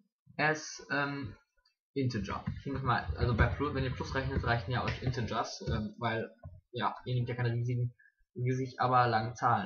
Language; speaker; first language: German; native; German